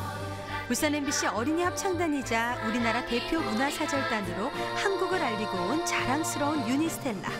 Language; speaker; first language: Korean; native; Korean